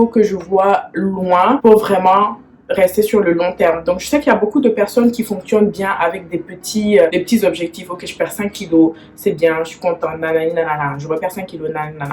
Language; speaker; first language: French; native; French